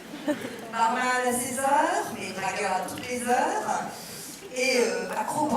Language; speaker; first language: French; native; French